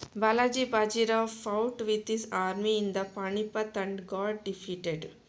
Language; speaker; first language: English; non-native, local second language; Kannada